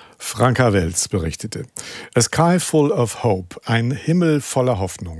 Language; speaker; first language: German; native; German